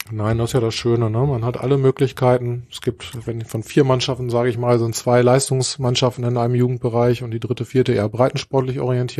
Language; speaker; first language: German; native; German